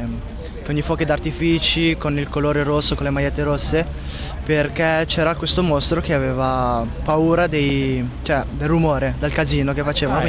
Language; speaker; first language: Italian; early bilingual, other home language; Chinese